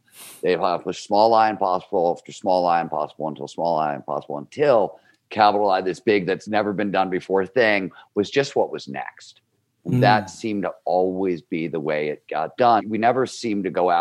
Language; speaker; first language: English; native; English